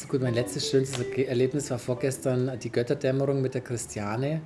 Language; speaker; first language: German; early bilingual, other home language; Romanian